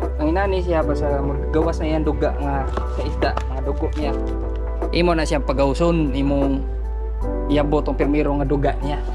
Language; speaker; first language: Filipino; non-native, local second language; Cebuano